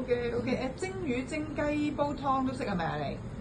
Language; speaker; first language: Cantonese; native; Cantonese